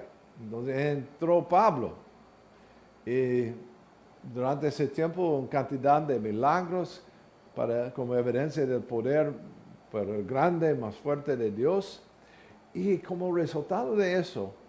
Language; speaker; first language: Spanish; non-native, learner; English